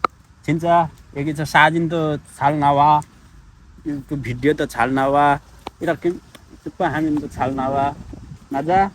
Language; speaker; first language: Korean; non-native, learner; Nepali